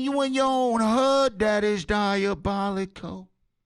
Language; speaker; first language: English; native; English